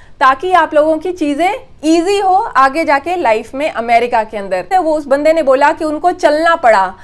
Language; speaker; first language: Hindi; native; Hindi